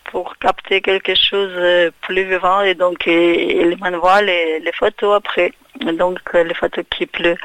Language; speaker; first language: French; non-native, fluent; Russian